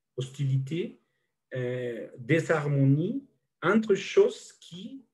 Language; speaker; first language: French; non-native, fluent; Spanish